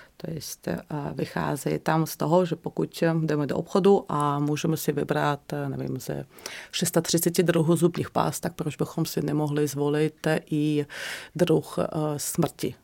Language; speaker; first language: Czech; non-native, fluent; Russian